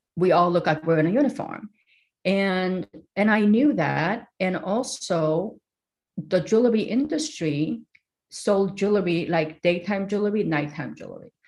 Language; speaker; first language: English; early bilingual, other home language; Korean